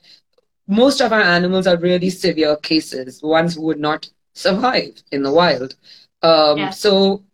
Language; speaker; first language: English; non-native, local second language; Gujarati